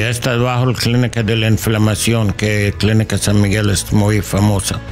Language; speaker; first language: Spanish; non-native, learner; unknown